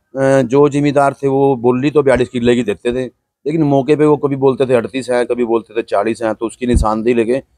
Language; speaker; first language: Hindi; native; Hindi